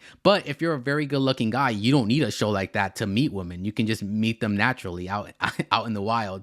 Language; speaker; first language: English; native; English